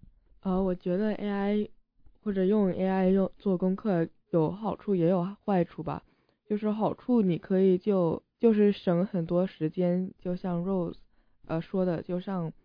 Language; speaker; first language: Chinese; early bilingual, heritage; Chinese